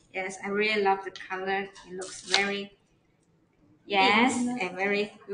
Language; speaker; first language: English; non-native, learner; Chinese